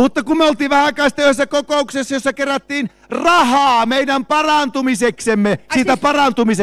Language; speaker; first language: Finnish; native; Finnish